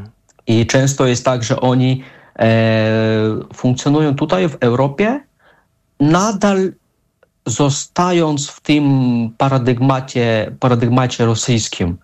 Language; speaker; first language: Polish; non-native, fluent; Russian